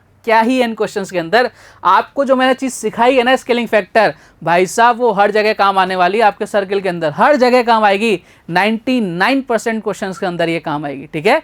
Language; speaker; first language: Hindi; native; Hindi